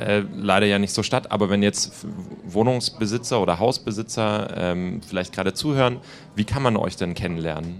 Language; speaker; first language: German; native; German